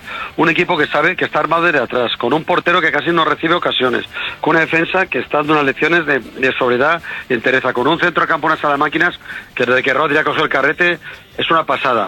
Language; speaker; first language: Spanish; native; Spanish